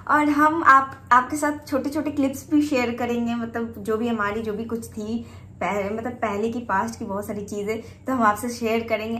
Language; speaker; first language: Hindi; non-native, local second language; Bangla